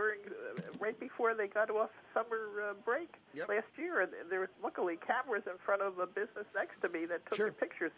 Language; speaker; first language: English; native; English